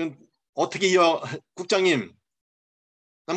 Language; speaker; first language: Korean; native; Korean